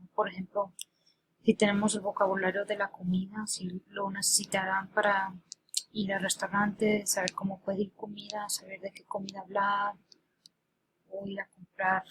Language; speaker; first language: Spanish; early bilingual, heritage; Spanish